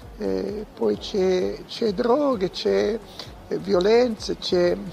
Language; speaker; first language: Italian; non-native, learner; Russian